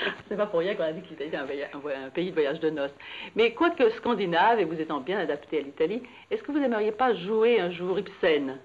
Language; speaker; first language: French; native; French